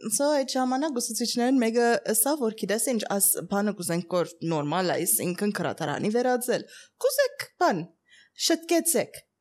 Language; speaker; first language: Armenian; early bilingual, heritage; Armenian